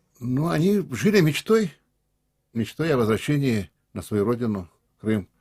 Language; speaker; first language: Russian; non-native, local second language; Crimean Tatar